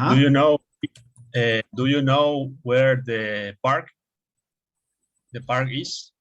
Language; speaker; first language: English; non-native, learner; Spanish